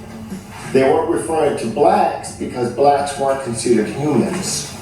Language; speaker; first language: English; native; English